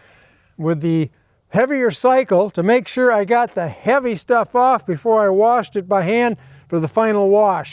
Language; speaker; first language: English; native; English